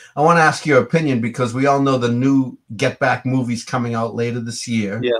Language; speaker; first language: English; native; English